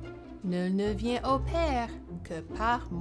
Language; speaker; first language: French; native; French